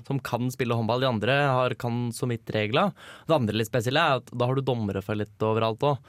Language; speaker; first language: Norwegian; native; Norwegian